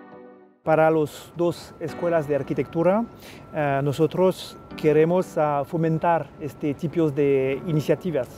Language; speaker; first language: Spanish; non-native, fluent; French